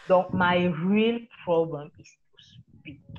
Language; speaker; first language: English; non-native, learner; French